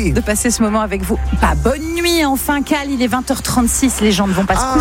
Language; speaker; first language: French; native; French